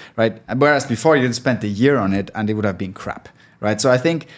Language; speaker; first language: English; non-native, fluent; German